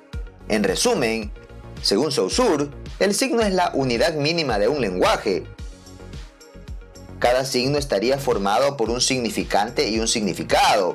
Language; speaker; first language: Spanish; native; Spanish